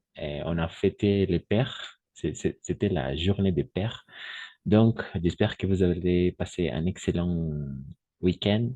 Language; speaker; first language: French; non-native, fluent; Spanish